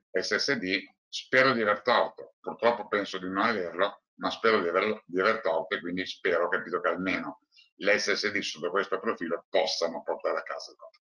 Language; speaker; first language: Italian; native; Italian